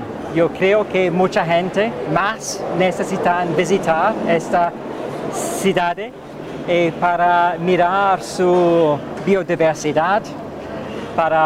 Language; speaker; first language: Spanish; non-native, fluent; English